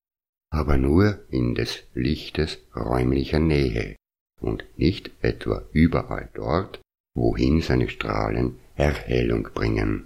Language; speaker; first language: German; native; German